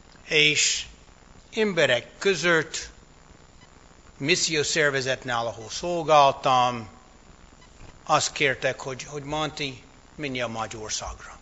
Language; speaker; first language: Hungarian; non-native, fluent; English